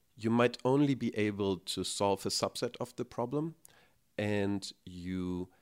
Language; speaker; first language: English; non-native, fluent; German